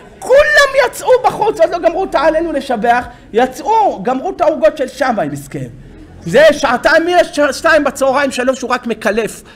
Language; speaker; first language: Hebrew; native; Hebrew